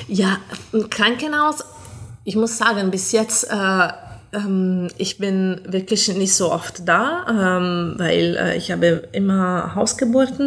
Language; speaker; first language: German; non-native, fluent; Italian